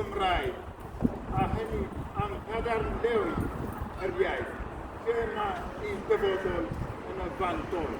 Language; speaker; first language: Welsh; non-native, fluent; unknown